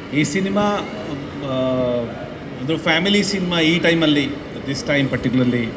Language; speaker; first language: Kannada; non-native, learner; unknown